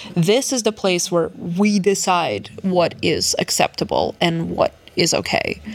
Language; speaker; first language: English; early bilingual, other home language; Russian